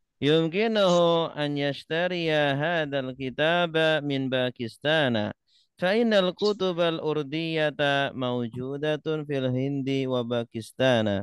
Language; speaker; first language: Arabic; non-native, fluent; Indonesian